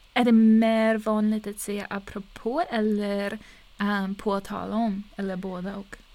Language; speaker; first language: Swedish; non-native, fluent; English